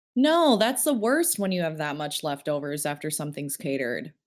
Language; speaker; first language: English; early bilingual, other home language; Filipino